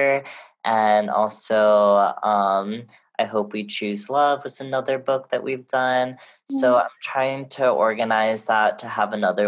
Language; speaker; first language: English; native; English